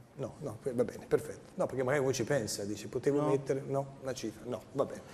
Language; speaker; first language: Italian; native; Italian